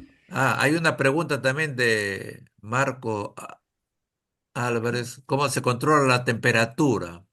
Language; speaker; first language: Spanish; native; Spanish